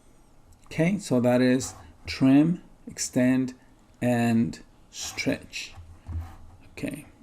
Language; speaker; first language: English; native; English